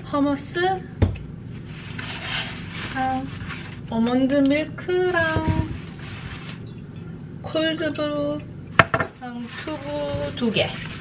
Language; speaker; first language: Korean; early bilingual, heritage; English